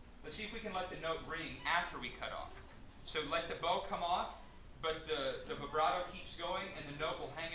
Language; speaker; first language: English; native; English